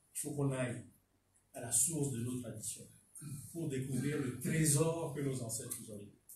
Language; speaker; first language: French; non-native, local second language; Fon